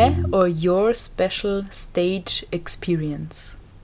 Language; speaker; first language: English; non-native, fluent; German